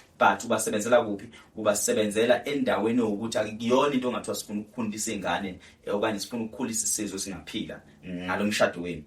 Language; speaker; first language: Zulu; native; Zulu